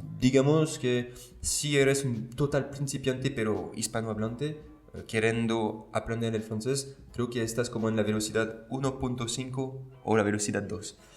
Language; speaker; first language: Spanish; non-native, fluent; French